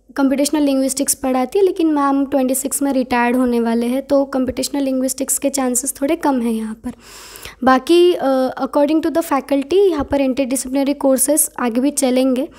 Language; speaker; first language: Hindi; non-native, local second language; Marathi